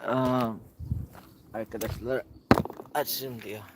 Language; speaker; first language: Turkish; non-native, learner; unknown